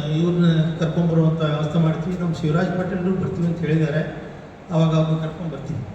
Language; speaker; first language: Kannada; native; Kannada